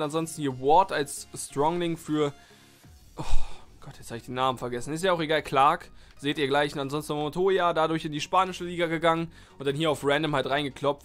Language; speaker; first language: German; native; German